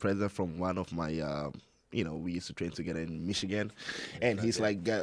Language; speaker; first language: English; non-native, local second language; Hausa